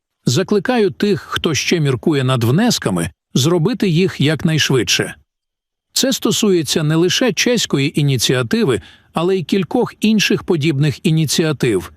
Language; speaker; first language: Ukrainian; native; Ukrainian